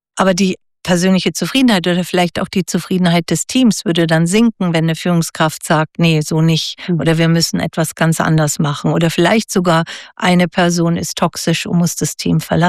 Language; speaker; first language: German; native; German